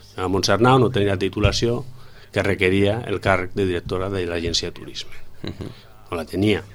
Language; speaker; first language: Catalan; non-native, local second language; Spanish